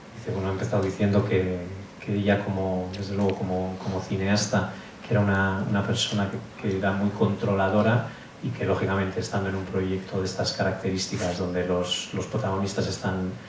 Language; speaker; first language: Spanish; native; Spanish